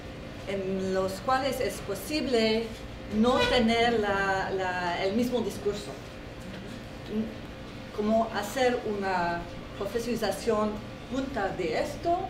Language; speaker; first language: Spanish; non-native, fluent; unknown